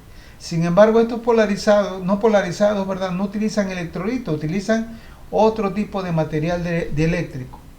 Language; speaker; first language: Spanish; native; Spanish